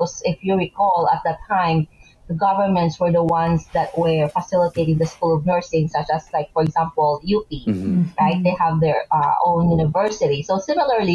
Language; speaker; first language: English; non-native, local second language; Hiligaynon